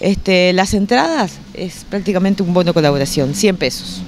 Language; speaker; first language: Spanish; native; Spanish